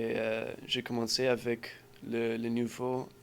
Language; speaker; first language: French; non-native, learner; English